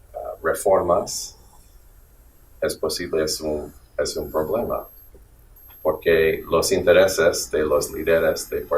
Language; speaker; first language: Spanish; non-native, fluent; English